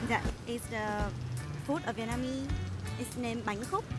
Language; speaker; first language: English; non-native, learner; Vietnamese